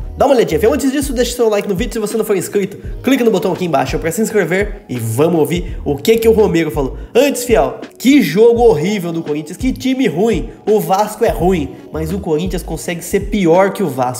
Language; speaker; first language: Portuguese; native; Portuguese